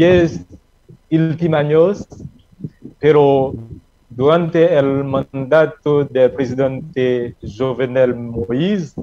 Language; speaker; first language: Spanish; non-native, learner; Haitian Creole